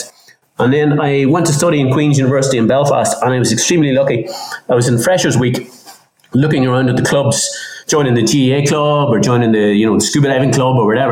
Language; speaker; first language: English; native; English